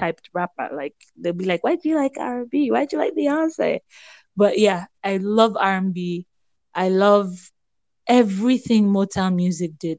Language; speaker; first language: English; non-native, local second language; Yoruba